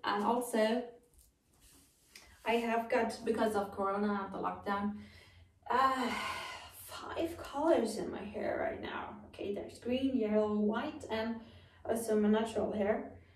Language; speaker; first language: English; non-native, fluent; German